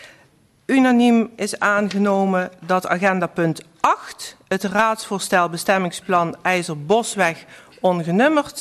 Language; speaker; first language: Dutch; native; Dutch